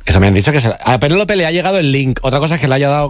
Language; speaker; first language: Spanish; native; Spanish